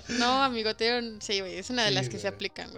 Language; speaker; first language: Spanish; native; Spanish